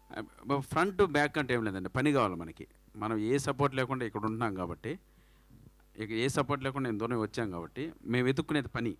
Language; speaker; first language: Telugu; native; Telugu